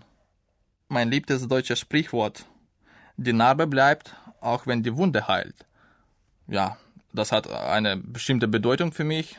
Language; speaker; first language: German; non-native, fluent; Russian